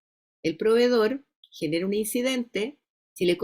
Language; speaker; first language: Spanish; native; Spanish